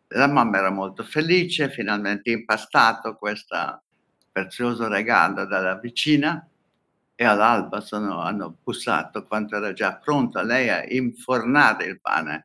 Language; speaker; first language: Italian; non-native, fluent; Hungarian